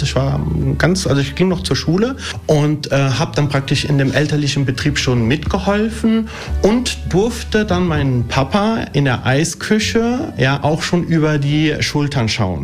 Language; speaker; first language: German; early bilingual, other home language; Italian